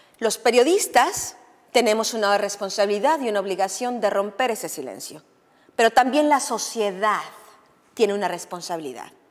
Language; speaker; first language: Spanish; native; Spanish